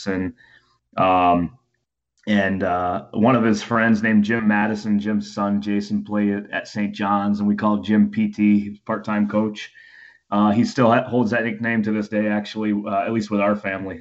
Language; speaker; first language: English; native; English